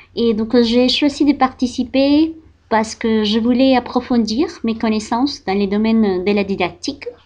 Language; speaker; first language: French; non-native, fluent; Spanish